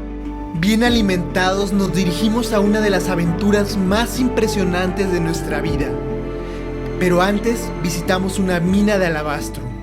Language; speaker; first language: Spanish; native; Spanish